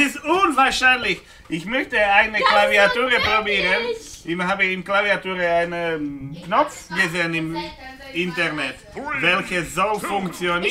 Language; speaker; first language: German; non-native, learner; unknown